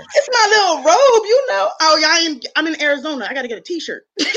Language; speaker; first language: English; native; English